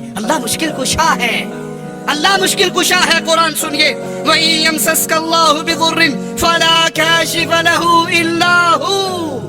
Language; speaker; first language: Urdu; non-native, local second language; Punjabi